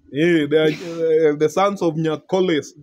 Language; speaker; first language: English; non-native, local second language; Luo (Kenya and Tanzania)